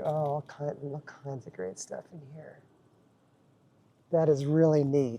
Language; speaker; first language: English; native; English